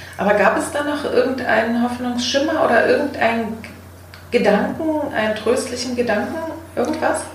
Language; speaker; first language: German; native; German